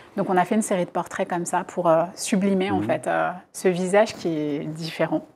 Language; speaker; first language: French; native; French